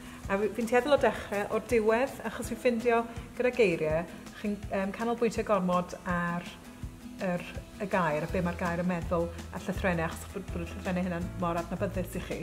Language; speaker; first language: Welsh; native; Welsh